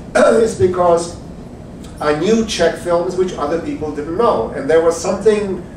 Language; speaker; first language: English; early bilingual, other home language; Czech